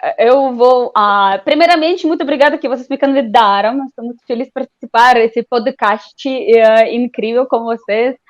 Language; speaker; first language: Portuguese; non-native, fluent; Russian